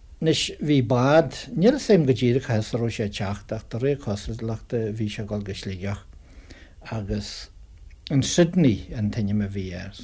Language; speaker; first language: Irish; native; Irish